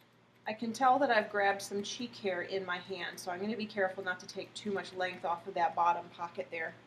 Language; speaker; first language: English; native; English